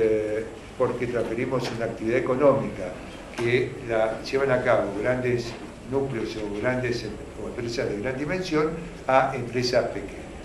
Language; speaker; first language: Spanish; native; Spanish